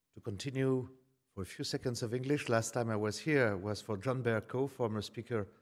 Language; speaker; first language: English; non-native, fluent; French